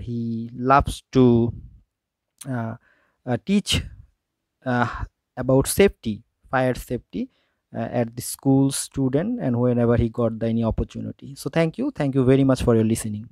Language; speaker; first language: English; non-native, local second language; Bangla